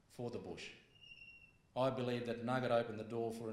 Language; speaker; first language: English; native; English